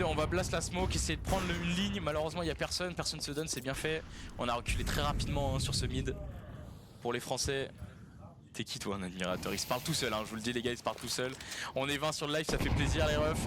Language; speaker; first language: French; native; French